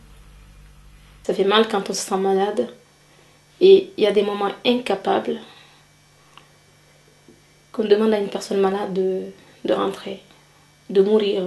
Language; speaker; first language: French; non-native, local second language; Wolof